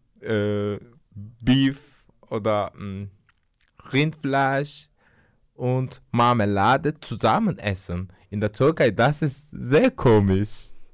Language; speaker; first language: German; non-native, learner; Turkish